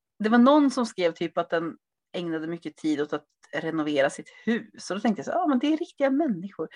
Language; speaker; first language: Swedish; native; Swedish